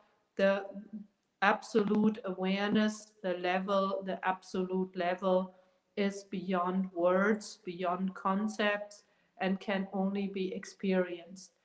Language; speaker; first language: English; non-native, fluent; German